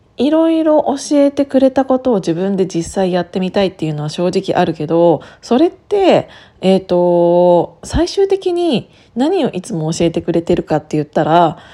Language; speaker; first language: Japanese; native; Japanese